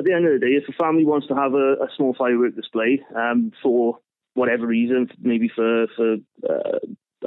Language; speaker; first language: English; native; English